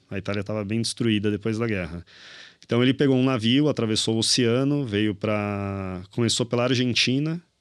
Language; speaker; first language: Portuguese; native; Portuguese